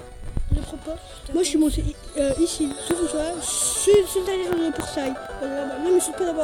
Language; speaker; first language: French; native; French